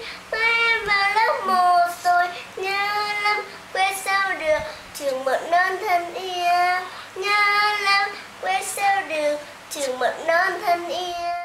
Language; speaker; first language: Vietnamese; native; Vietnamese